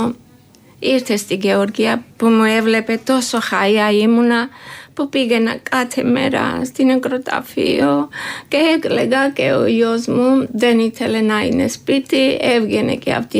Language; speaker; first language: Greek; non-native, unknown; Georgian